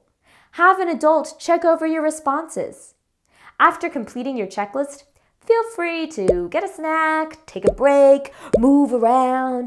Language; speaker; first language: English; native; English